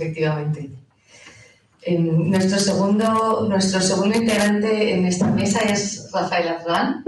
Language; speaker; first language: Spanish; native; Spanish